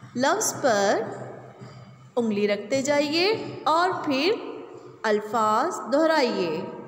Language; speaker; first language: Urdu; native; Urdu